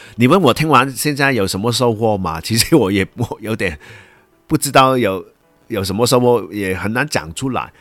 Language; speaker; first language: Chinese; non-native, local second language; Cantonese